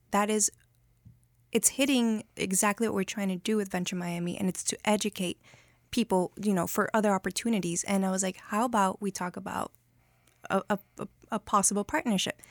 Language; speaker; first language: English; early bilingual, other home language; Spanish